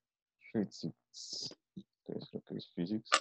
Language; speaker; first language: English; non-native, fluent; Spanish